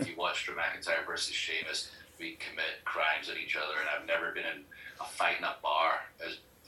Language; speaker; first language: English; native; English